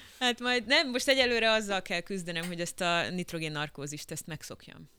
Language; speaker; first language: Hungarian; native; Hungarian